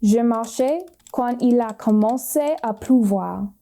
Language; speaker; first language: French; non-native, fluent; English